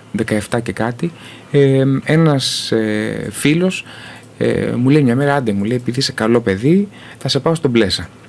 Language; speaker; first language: Greek; early bilingual, heritage; Greek